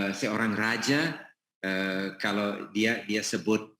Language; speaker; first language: Indonesian; non-native, fluent; English